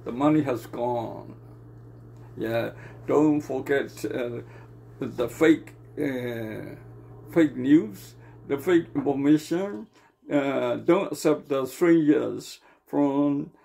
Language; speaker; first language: English; non-native, learner; Burmese